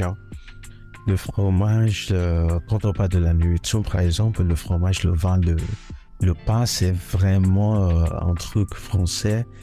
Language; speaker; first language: French; non-native, fluent; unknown